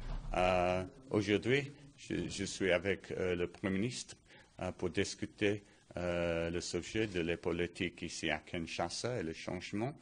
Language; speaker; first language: French; non-native, learner; English